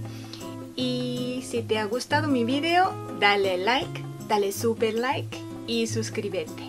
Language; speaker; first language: Spanish; non-native, fluent; Korean